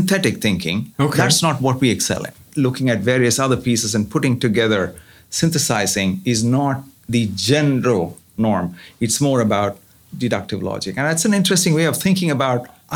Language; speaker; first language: English; non-native, local second language; Tamil